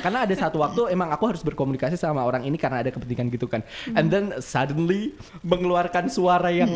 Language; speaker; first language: Indonesian; native; Indonesian